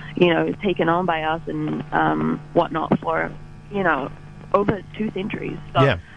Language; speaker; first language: English; native; English